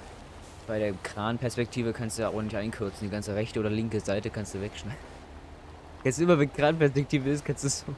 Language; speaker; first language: German; native; German